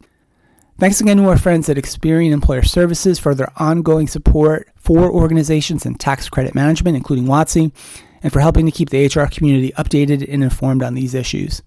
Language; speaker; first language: English; native; English